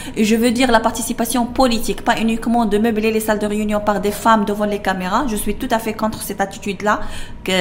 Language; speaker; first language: French; non-native, local second language; Arabic